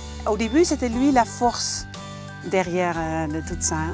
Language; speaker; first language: French; non-native, fluent; Dutch